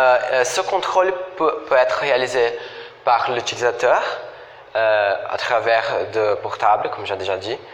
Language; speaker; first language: French; non-native, fluent; Portuguese